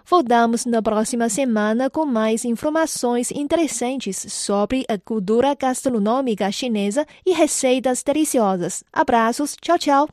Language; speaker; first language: Portuguese; non-native, fluent; Chinese